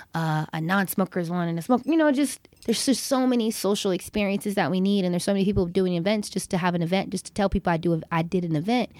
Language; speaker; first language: English; native; English